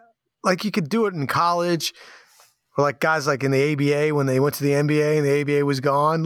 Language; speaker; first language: English; native; English